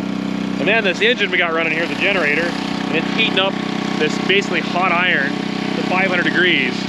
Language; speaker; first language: English; native; English